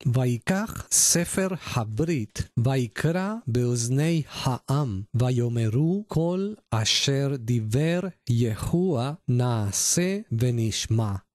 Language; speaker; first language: Hebrew; non-native, learner; Spanish